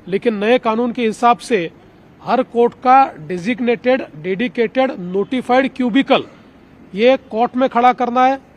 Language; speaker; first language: Hindi; non-native, local second language; Marathi